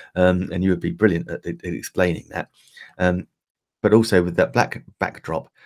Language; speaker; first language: English; native; English